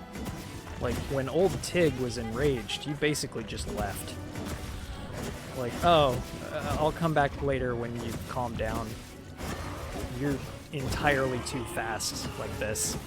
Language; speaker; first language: English; native; English